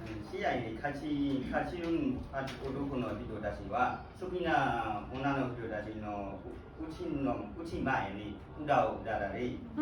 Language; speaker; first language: Japanese; non-native, learner; Burmese